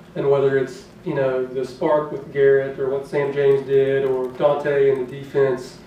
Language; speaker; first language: English; native; English